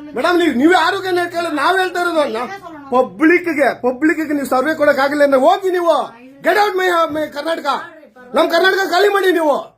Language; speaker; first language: Kannada; native; Kannada